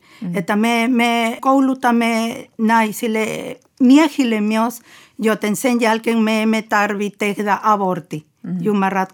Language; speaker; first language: Finnish; non-native, fluent; Spanish